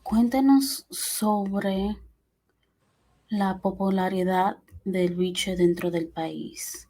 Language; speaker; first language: Spanish; early bilingual, heritage; Spanish